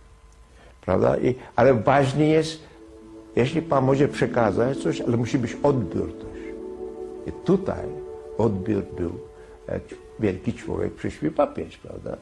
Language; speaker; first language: Polish; non-native, learner; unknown